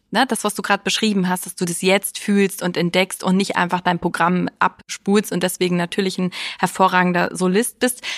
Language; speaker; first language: German; native; German